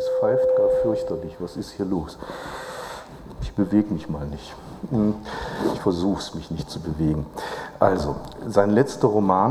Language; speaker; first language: German; native; German